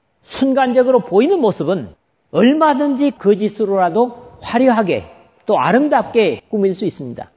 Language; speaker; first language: Korean; native; Korean